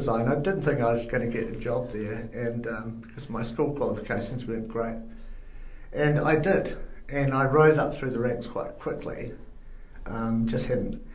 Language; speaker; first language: English; native; English